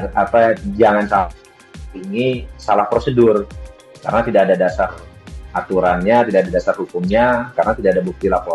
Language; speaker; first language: Indonesian; native; Indonesian